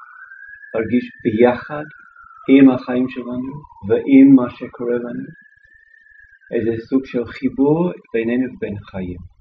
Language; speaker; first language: Hebrew; non-native, fluent; English